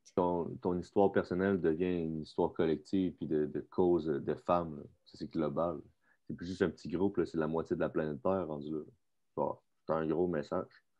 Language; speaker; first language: French; native; French